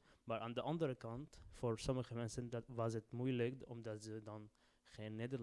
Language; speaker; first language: Dutch; non-native, learner; Arabic